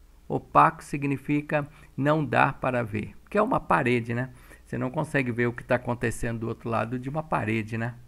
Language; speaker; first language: Portuguese; native; Portuguese